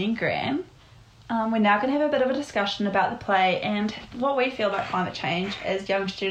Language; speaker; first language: English; native; English